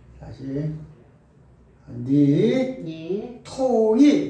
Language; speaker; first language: Korean; native; Korean